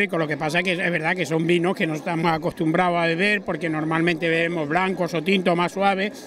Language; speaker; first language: Spanish; native; Spanish